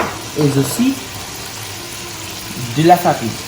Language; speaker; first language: French; non-native, learner; English